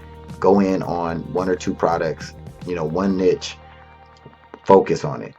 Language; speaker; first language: English; native; English